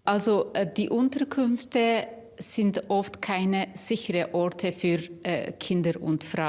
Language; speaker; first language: German; non-native, fluent; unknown